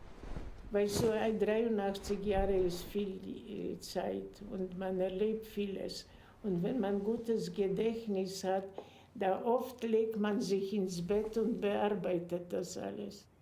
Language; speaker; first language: German; non-native, fluent; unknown